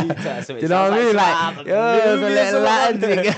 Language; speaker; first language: English; native; English